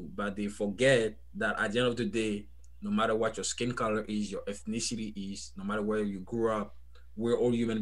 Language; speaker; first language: English; non-native, fluent; French